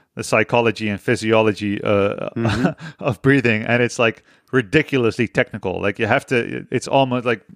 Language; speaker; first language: English; non-native, fluent; Dutch